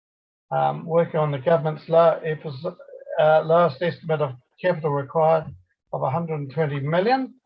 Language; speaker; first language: English; native; English